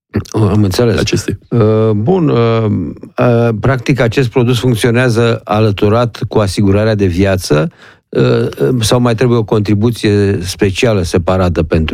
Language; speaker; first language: Romanian; native; Romanian